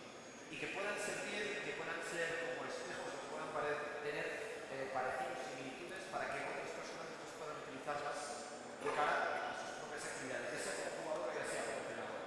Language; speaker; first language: Spanish; native; Spanish